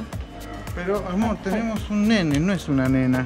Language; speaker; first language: Spanish; native; Spanish